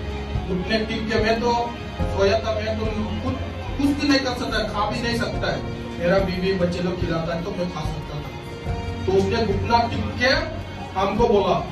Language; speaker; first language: Hindi; non-native, local second language; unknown